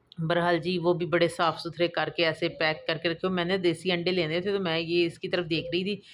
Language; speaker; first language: Urdu; non-native, local second language; Punjabi